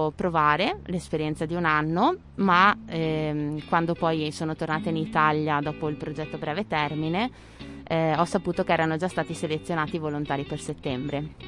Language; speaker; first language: Italian; native; Italian